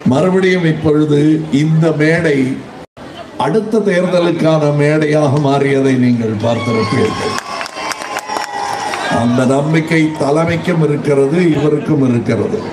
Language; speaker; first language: Tamil; native; Tamil